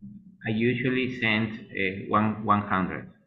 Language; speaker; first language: English; non-native, learner; Spanish